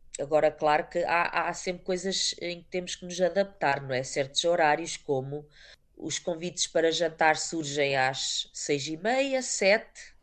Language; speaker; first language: Portuguese; native; Portuguese